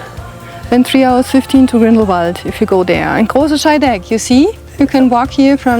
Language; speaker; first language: English; non-native, learner; German